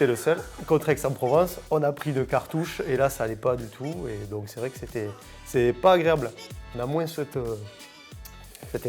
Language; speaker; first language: French; native; French